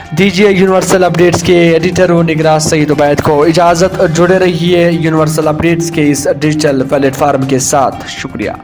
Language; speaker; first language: Urdu; non-native, local second language; Kashmiri